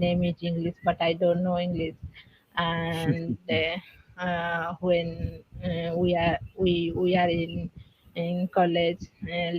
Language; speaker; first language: English; non-native, learner; Odia